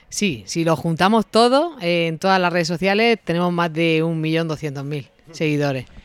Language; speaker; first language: Spanish; native; Spanish